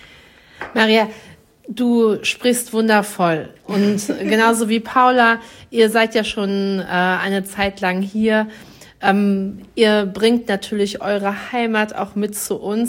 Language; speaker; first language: German; native; German